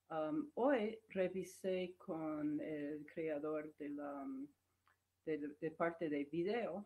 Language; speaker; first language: Spanish; non-native, fluent; English